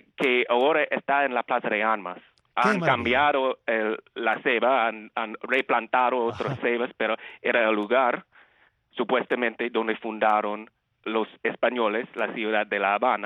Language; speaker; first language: Spanish; early bilingual, heritage; Spanish